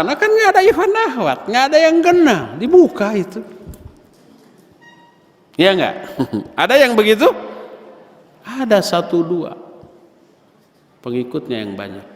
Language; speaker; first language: Indonesian; native; Indonesian